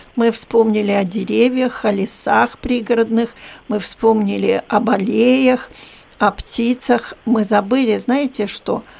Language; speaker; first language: Russian; native; Russian